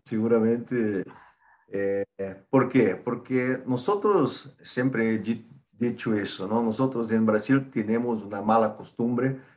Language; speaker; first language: Spanish; non-native, fluent; Portuguese